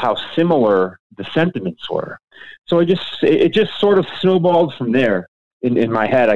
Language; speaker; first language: English; native; English